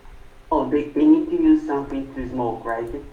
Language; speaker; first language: English; non-native, fluent; Portuguese